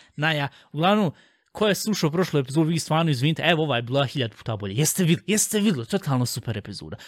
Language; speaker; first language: Bosnian; early bilingual, heritage; Bosnian